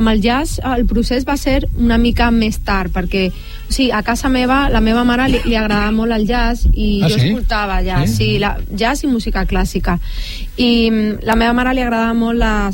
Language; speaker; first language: Catalan; non-native, local second language; Spanish